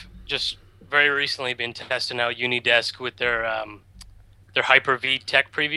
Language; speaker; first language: English; native; English